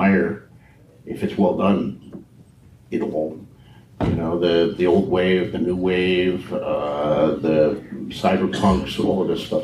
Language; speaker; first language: English; native; English